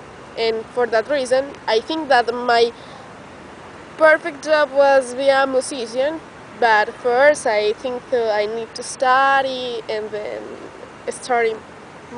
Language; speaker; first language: English; non-native, learner; Spanish